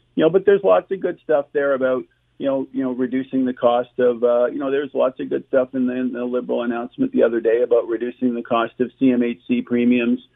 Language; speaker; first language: English; native; English